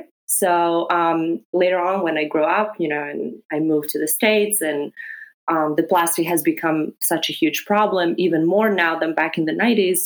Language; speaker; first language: English; non-native, fluent; Greek